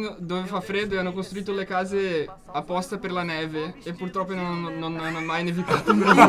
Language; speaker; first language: Italian; non-native, fluent; Portuguese